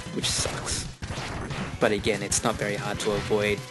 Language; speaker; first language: English; native; English